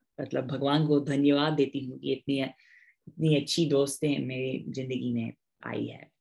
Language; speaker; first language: Hindi; non-native, fluent; English